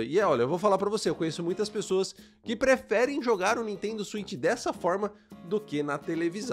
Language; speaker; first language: Portuguese; native; Portuguese